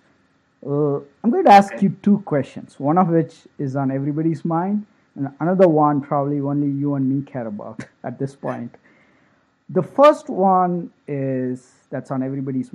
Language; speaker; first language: English; non-native, local second language; Tamil